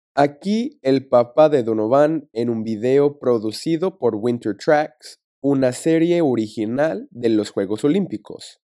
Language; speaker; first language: Spanish; non-native, fluent; English